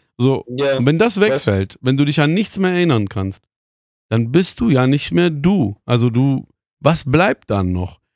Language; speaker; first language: German; early bilingual, other home language; Persian